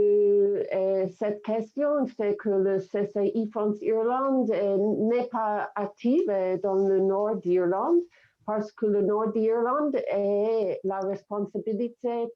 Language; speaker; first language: French; non-native, fluent; English